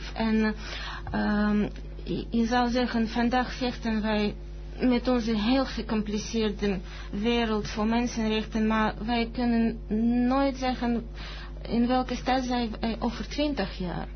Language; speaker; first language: Dutch; non-native, fluent; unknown